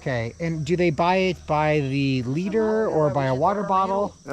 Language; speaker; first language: English; native; English